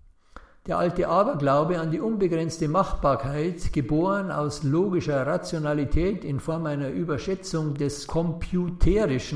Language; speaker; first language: German; native; German